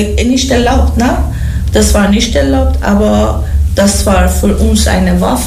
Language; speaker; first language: German; non-native, learner; Persian